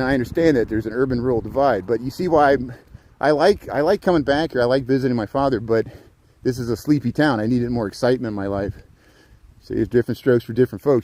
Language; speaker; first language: English; native; English